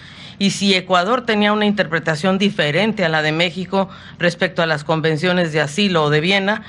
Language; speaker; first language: Spanish; native; Spanish